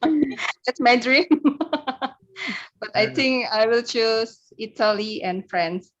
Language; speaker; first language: English; non-native, learner; Indonesian